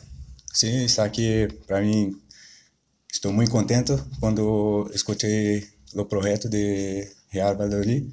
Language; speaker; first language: Spanish; non-native, learner; Portuguese